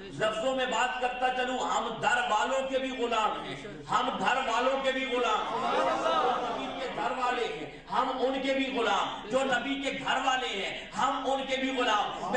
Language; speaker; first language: Urdu; non-native, local second language; Pashto